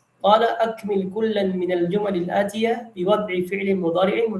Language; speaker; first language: Arabic; non-native, fluent; Filipino